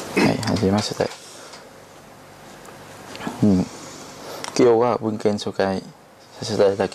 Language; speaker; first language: Japanese; non-native, learner; Vietnamese